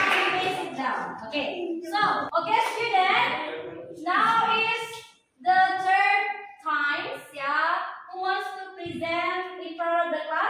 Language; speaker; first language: English; non-native, fluent; Indonesian